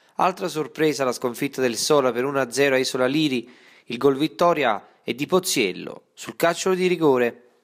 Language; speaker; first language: Italian; native; Italian